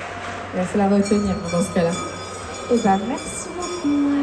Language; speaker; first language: French; native; French